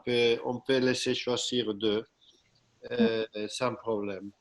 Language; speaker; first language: French; non-native, fluent; Catalan